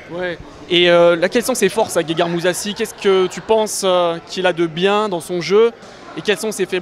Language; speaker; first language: French; native; French